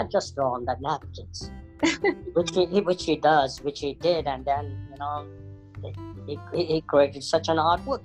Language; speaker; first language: English; non-native, local second language; Punjabi